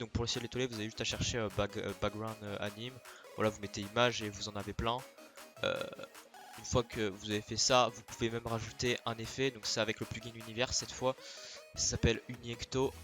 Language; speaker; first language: French; native; French